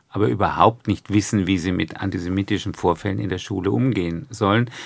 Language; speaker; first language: German; native; German